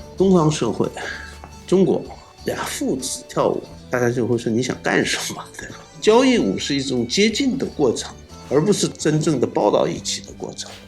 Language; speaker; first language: Chinese; non-native, local second language; Korean